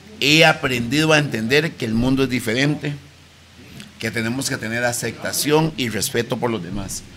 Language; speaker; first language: Spanish; native; Spanish